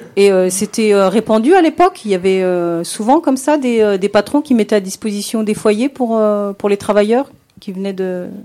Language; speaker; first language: French; native; French